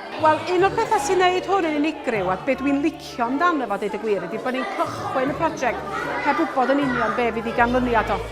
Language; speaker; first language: Welsh; native; Welsh